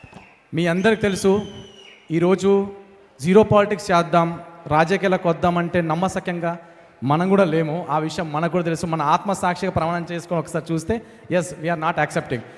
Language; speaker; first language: Telugu; native; Telugu